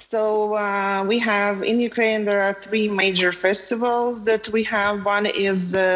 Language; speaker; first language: English; non-native, fluent; Ukrainian